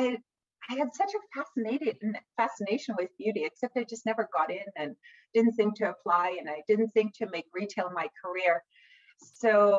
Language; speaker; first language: English; non-native, fluent; German